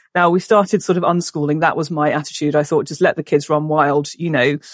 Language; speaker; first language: English; native; English